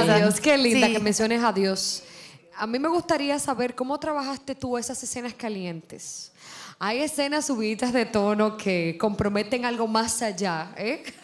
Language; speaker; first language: Spanish; native; Spanish